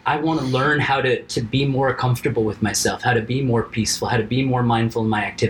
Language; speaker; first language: English; native; English